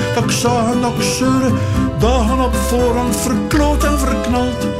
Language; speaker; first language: Dutch; native; Dutch